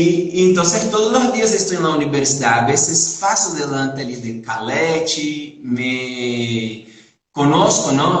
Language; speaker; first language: Spanish; non-native, fluent; Portuguese